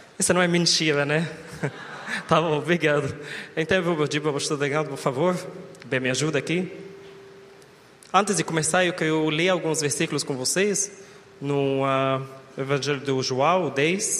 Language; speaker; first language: Portuguese; non-native, learner; Arabic